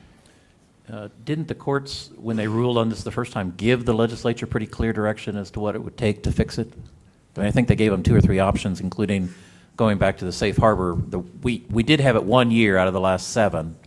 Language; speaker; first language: English; native; English